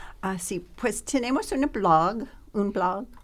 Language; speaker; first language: Spanish; non-native, learner; English